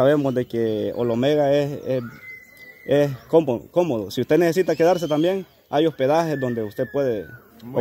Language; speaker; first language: Spanish; native; Spanish